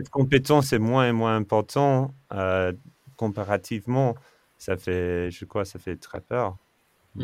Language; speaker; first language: French; non-native, fluent; English